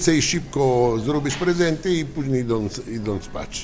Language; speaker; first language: Polish; non-native, learner; Italian